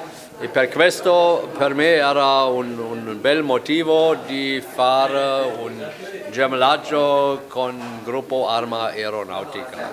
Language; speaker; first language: Italian; non-native, fluent; German